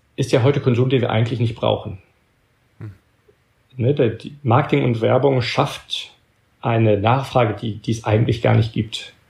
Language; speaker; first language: German; early bilingual, heritage; German